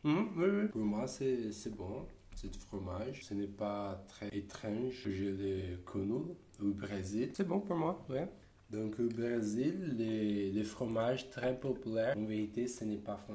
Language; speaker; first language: French; non-native, learner; Portuguese